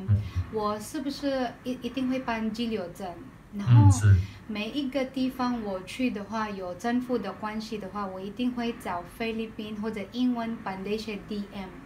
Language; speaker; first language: Chinese; non-native, learner; Filipino